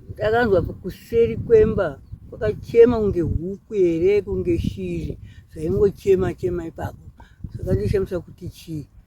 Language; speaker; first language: Shona; non-native, local second language; Nyanja